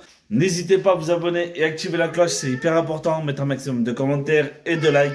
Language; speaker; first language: French; native; French